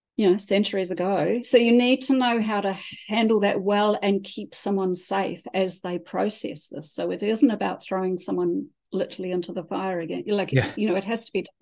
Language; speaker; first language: English; native; English